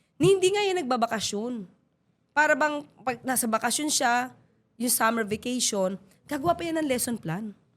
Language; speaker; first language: Filipino; native; Filipino